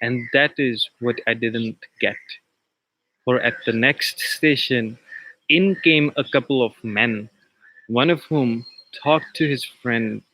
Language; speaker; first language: English; non-native, local second language; Punjabi